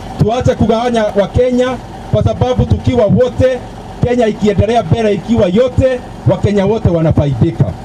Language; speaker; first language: Swahili; non-native, local second language; Kikuyu